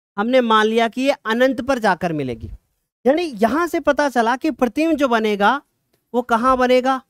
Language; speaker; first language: Hindi; native; Hindi